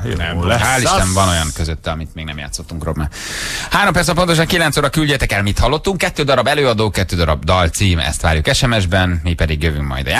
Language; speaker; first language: Hungarian; native; Hungarian